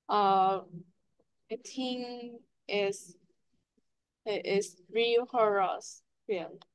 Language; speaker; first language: English; non-native, learner; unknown